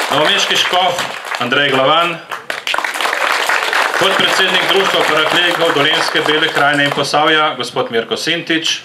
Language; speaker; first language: Slovenian; native; Slovenian